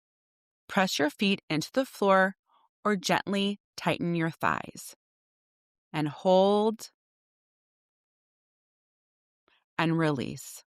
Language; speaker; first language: English; native; English